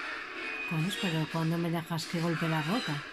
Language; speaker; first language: Spanish; native; Spanish